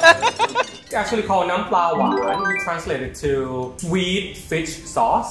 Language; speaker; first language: English; non-native, fluent; Thai